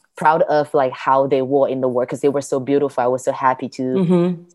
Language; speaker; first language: English; non-native, fluent; Chinese